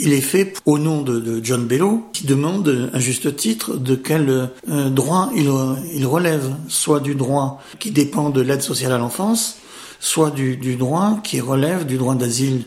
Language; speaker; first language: French; native; French